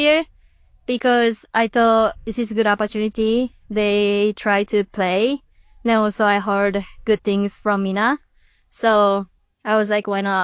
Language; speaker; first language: English; non-native, learner; Japanese